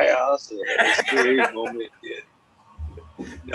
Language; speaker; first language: English; native; English